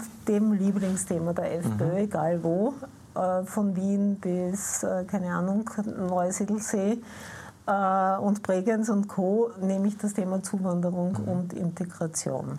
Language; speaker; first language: German; native; German